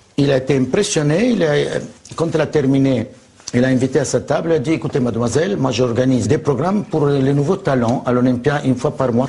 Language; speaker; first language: French; native; French